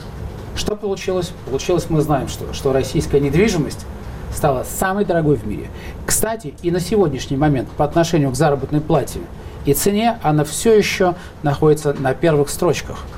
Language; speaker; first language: Russian; native; Russian